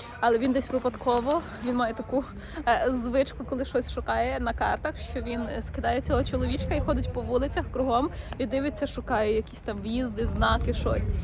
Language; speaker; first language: Ukrainian; native; Ukrainian